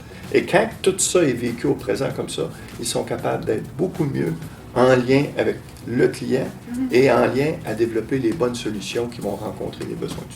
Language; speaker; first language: French; native; French